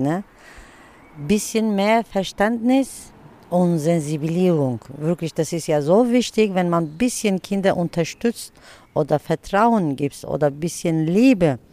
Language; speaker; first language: German; early bilingual, other home language; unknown